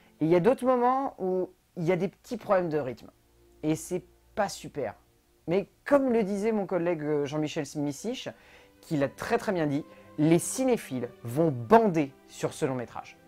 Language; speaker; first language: French; native; French